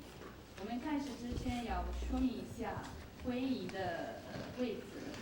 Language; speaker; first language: Chinese; non-native, fluent; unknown